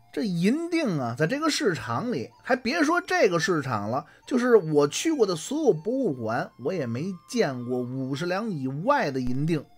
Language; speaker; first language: Chinese; native; Chinese